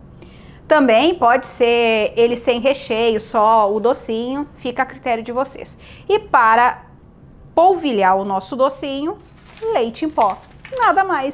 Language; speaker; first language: Portuguese; native; Portuguese